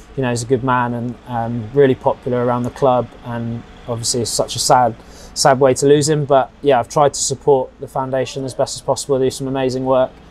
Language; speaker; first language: English; native; English